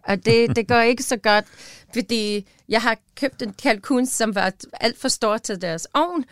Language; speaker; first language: Danish; non-native, learner; English